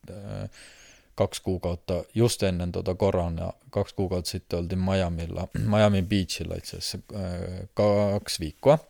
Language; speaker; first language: Finnish; non-native, fluent; Estonian